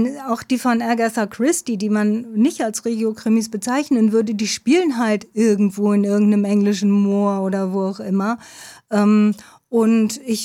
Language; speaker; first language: German; native; German